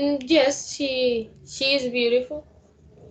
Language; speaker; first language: English; non-native, learner; Spanish